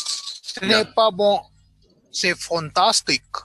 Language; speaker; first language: French; non-native, learner; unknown